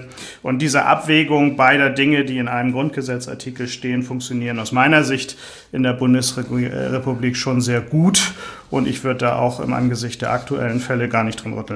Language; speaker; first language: German; native; German